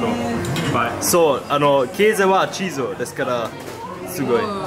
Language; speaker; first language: Japanese; non-native, learner; German